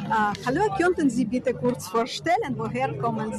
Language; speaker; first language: German; non-native, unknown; Ukrainian